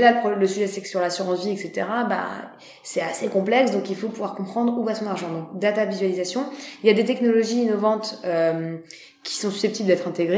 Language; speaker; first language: French; native; French